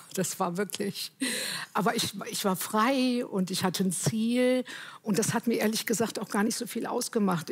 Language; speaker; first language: German; native; German